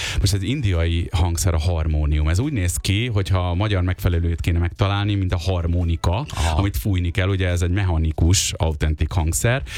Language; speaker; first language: Hungarian; early bilingual, other home language; Urdu